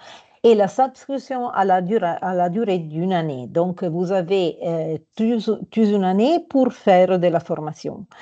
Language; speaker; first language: French; non-native, fluent; Italian